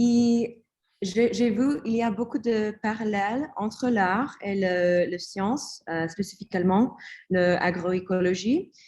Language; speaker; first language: French; non-native, learner; English